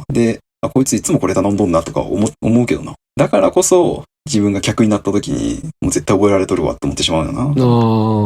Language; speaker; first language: Japanese; native; Japanese